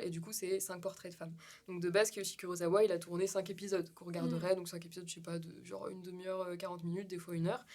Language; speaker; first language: French; native; French